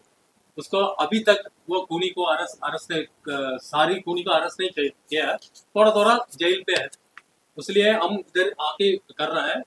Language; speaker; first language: Hindi; non-native, learner; Tamil